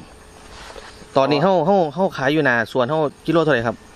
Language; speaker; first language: Thai; non-native, local second language; Northeastern Thai